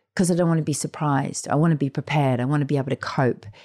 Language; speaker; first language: English; native; English